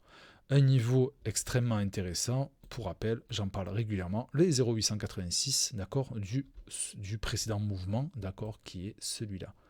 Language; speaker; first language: French; native; French